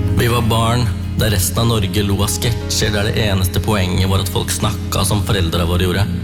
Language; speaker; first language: Norwegian; early bilingual, other home language; Tamil